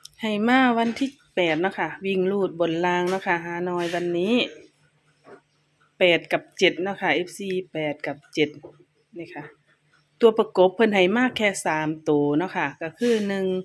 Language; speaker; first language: Thai; non-native, local second language; Lao